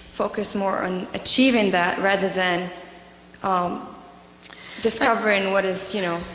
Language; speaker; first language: English; non-native, fluent; Arabic